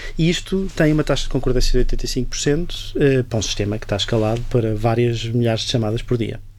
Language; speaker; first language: Portuguese; native; Portuguese